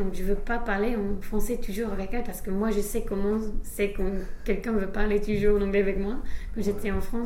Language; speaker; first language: French; non-native, fluent; English